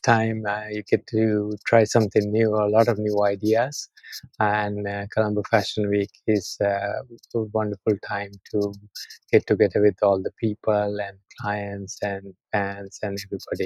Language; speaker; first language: English; non-native, local second language; Sinhala